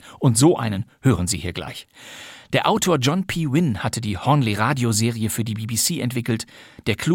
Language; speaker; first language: German; native; German